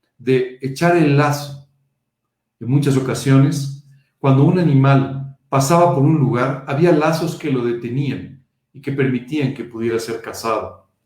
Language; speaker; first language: Spanish; native; Spanish